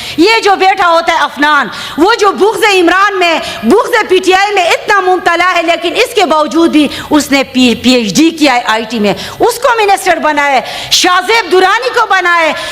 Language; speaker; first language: Urdu; non-native, local second language; Khowar